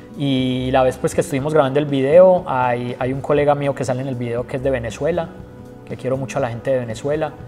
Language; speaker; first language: Spanish; native; Spanish